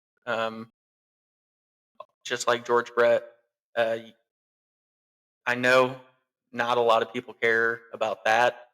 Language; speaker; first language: English; native; English